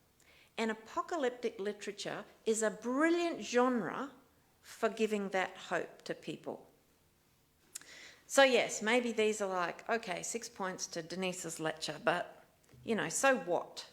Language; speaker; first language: English; native; English